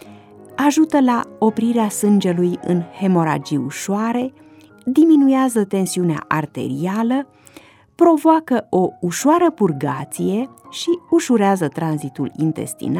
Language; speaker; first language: Romanian; native; Romanian